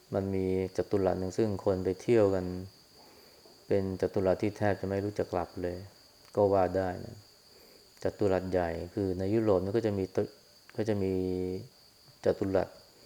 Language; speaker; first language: Thai; native; Thai